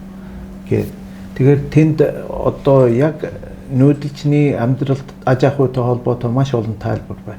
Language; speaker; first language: Mongolian; non-native, fluent; Turkish